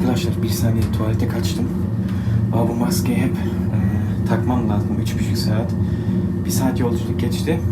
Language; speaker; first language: Turkish; early bilingual, heritage; Turkish